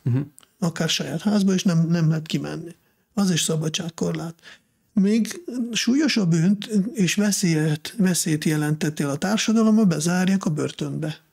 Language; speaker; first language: Hungarian; non-native, fluent; Russian